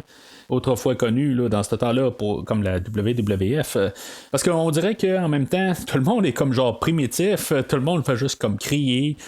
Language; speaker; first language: French; native; French